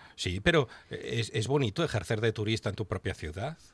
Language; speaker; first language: Spanish; native; Spanish